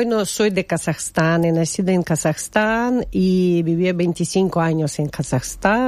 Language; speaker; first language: Spanish; non-native, learner; Russian